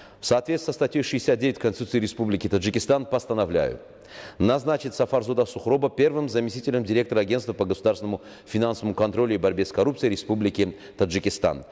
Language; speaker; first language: Russian; non-native, local second language; Tajik